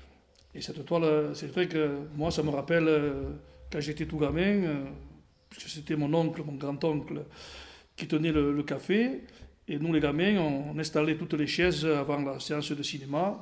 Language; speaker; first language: French; native; French